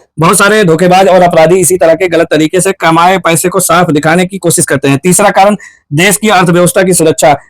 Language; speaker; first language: Hindi; native; Hindi